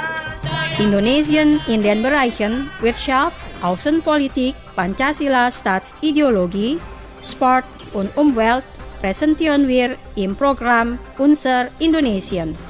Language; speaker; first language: German; non-native, fluent; Indonesian